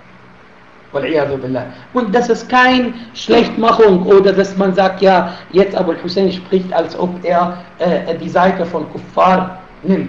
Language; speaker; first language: German; non-native, fluent; Arabic